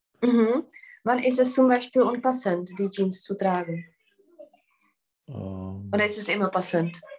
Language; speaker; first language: German; non-native, fluent; Czech